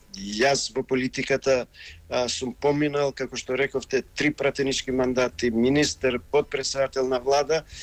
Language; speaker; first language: Macedonian; non-native, local second language; Albanian